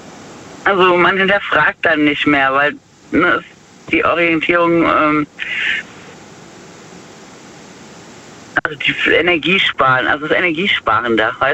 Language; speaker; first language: German; native; German